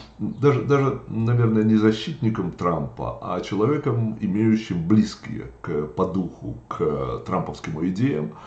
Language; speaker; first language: Russian; native; Russian